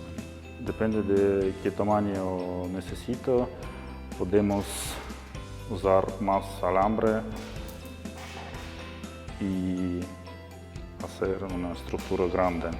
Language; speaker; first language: Spanish; non-native, learner; Russian